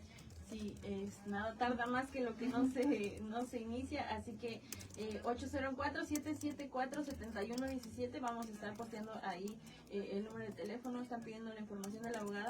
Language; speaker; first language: Spanish; native; Spanish